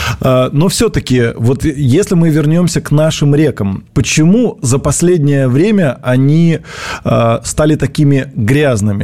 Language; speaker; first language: Russian; native; Russian